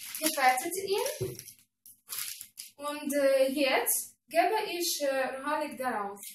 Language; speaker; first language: German; non-native, learner; Russian